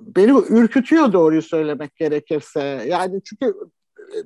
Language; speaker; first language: Turkish; native; Turkish